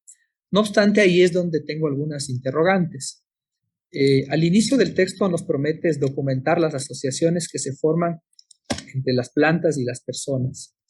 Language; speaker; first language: Spanish; native; Spanish